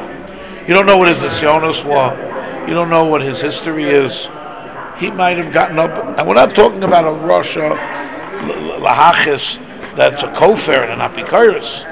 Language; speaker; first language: English; native; English